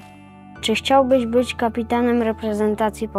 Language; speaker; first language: Polish; native; Polish